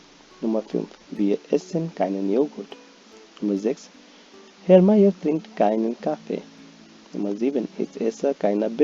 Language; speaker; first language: German; non-native, fluent; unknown